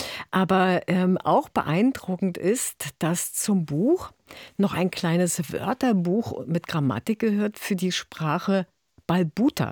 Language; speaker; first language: German; native; German